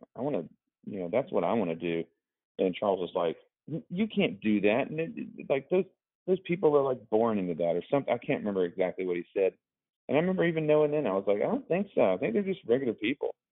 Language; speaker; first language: English; native; English